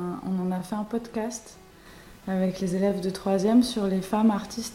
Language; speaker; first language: French; native; French